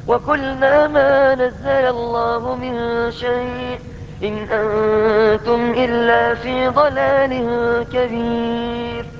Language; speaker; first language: Arabic; native; Arabic